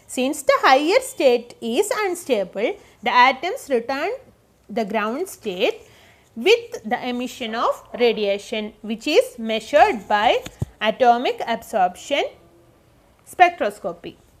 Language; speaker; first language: English; non-native, local second language; Malayalam